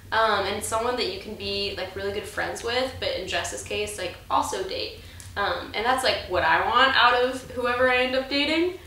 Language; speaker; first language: English; native; English